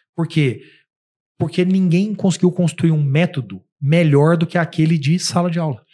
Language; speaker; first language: Portuguese; native; Portuguese